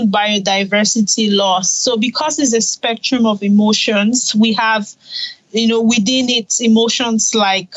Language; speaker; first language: English; non-native, local second language; Igbo